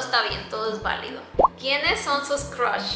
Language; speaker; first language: Spanish; native; Spanish